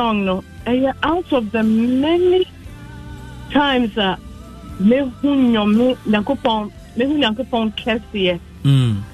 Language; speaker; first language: English; non-native, local second language; Akan